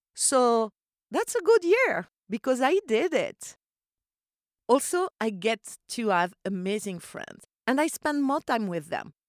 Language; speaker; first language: English; non-native, fluent; French